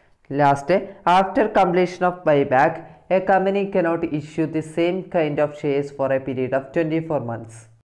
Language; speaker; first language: English; non-native, local second language; Malayalam